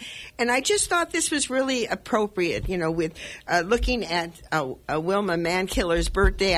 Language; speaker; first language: English; native; English